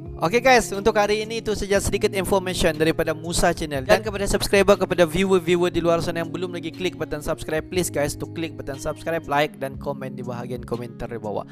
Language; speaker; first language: Malay; native; Malay